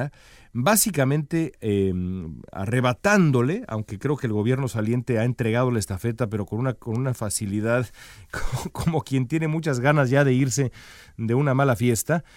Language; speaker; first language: Spanish; native; Spanish